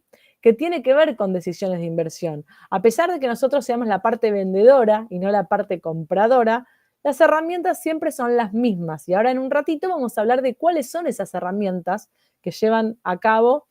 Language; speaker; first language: Spanish; native; Spanish